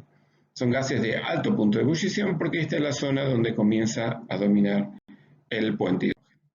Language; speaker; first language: Spanish; native; Spanish